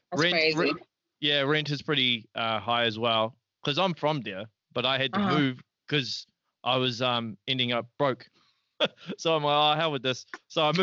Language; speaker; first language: English; native; English